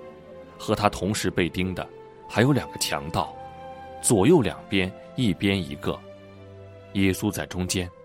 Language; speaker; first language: Chinese; native; Chinese